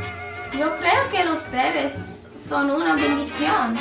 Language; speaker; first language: Spanish; non-native, learner; English